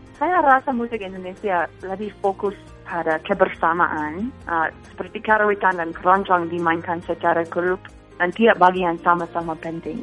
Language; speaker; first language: Indonesian; non-native, fluent; English